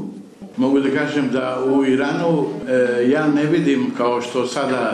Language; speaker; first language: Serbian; non-native, fluent; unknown